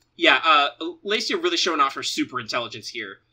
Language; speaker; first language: English; native; English